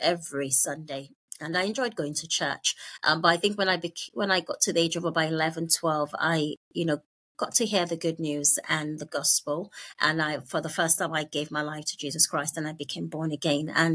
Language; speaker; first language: English; non-native, local second language; Yoruba